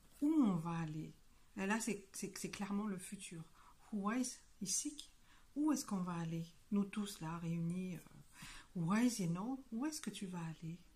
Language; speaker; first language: French; non-native, local second language; Malagasy